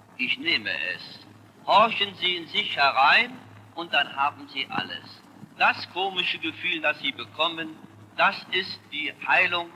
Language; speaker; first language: German; native; German